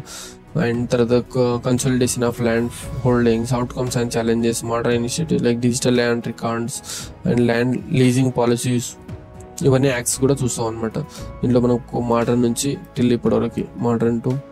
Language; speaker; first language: Telugu; native; Telugu